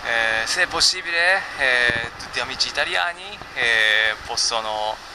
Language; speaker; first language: Italian; non-native, learner; Japanese